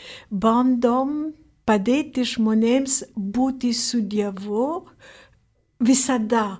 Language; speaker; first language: Lithuanian; non-native, fluent; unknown